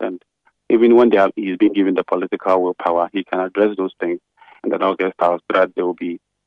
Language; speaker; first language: English; non-native, local second language; Ga